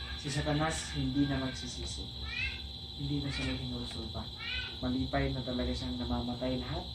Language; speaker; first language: Filipino; non-native, local second language; Cebuano